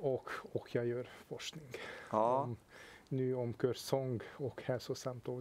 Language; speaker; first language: Swedish; non-native, fluent; Hungarian